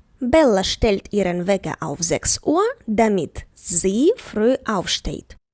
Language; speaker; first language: German; non-native, fluent; Ukrainian